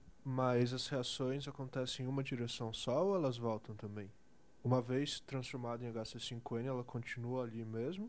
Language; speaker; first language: Portuguese; native; Portuguese